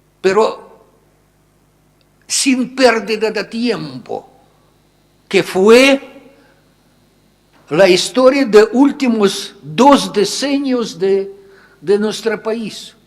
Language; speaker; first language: Spanish; non-native, fluent; Russian